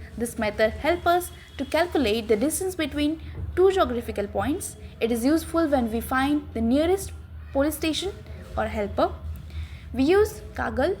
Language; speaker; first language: English; non-native, learner; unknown